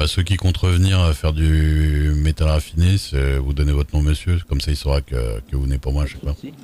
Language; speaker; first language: French; native; French